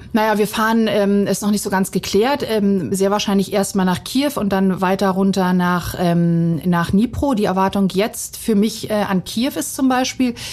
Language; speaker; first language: German; early bilingual, other home language; Bosnian